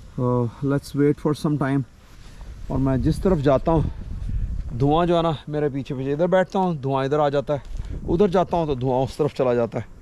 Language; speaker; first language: Urdu; non-native, local second language; Punjabi